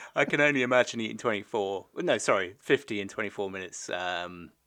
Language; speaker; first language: English; native; English